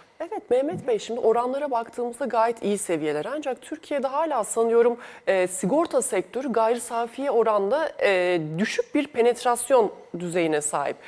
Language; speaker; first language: Turkish; native; Turkish